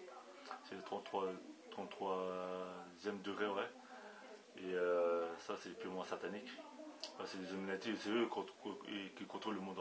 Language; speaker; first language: French; native; French